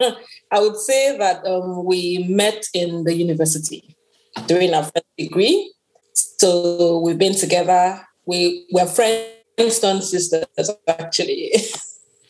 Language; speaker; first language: English; non-native, local second language; Yoruba